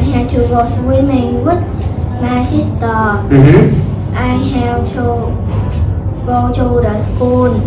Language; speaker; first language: English; non-native, learner; Vietnamese